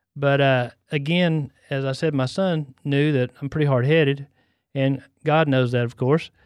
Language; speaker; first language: English; native; English